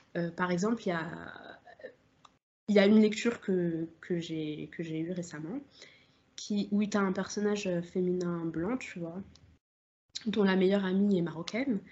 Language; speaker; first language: French; native; French